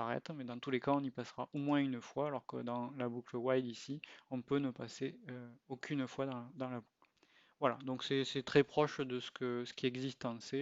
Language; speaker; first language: French; native; French